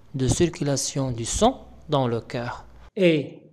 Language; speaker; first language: French; non-native, local second language; Arabic